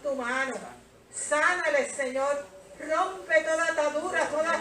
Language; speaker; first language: Spanish; native; Spanish